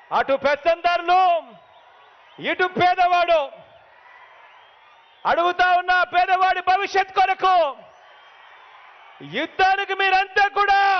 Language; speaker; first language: Telugu; native; Telugu